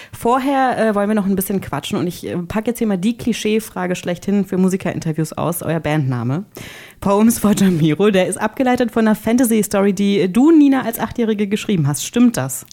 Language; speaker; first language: German; native; German